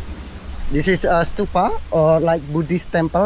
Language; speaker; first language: English; non-native, learner; Indonesian